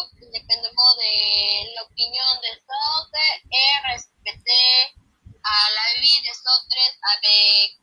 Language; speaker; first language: Spanish; non-native, learner; French